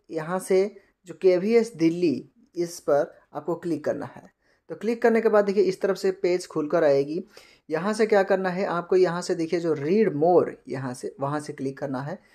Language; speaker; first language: Hindi; non-native, local second language; Bangla